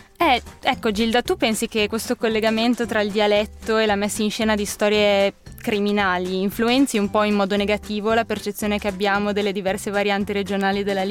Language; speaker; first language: Italian; native; Italian